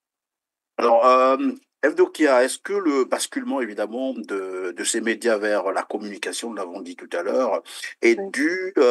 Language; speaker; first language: French; native; French